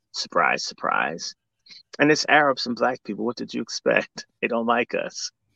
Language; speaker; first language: English; native; English